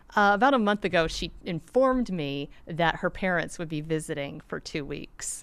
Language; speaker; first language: English; early bilingual, other home language; Norwegian